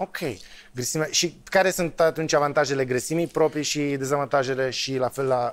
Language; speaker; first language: Romanian; native; Romanian